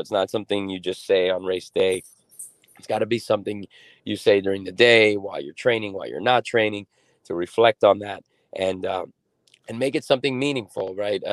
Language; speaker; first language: English; native; English